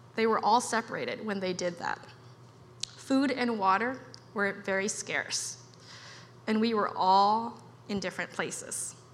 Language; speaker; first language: English; early bilingual, other home language; Khmer